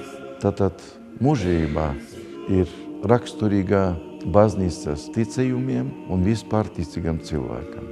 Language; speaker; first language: Latvian; non-native, local second language; Russian